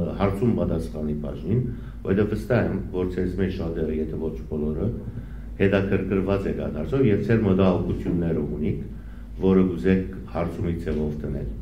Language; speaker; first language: Armenian; early bilingual, heritage; Armenian